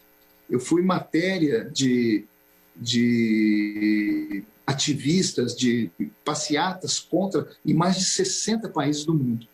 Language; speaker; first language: Portuguese; native; Portuguese